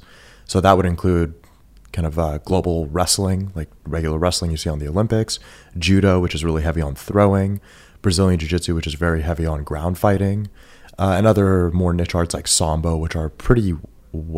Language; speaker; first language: English; early bilingual, other home language; Persian